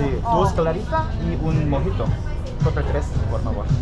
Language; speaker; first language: Spanish; non-native, learner; Korean